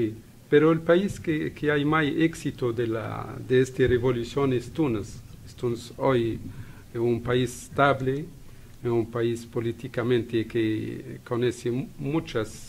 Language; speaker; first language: Spanish; non-native, fluent; Arabic